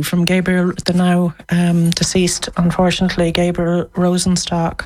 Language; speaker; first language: English; native; English